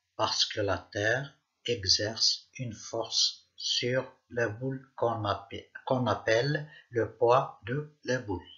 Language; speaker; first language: French; non-native, local second language; Arabic